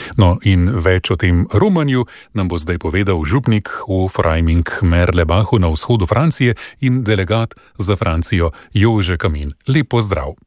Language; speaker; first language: Slovenian; native; Slovenian